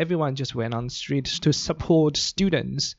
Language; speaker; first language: English; non-native, fluent; Chinese